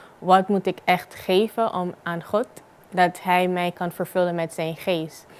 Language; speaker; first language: Dutch; non-native, local second language; Papiamento